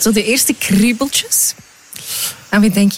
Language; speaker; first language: Dutch; native; Dutch